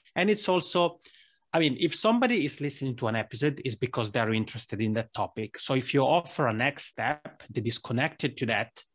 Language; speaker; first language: English; non-native, fluent; Italian